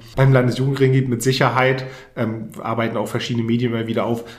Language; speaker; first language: German; native; German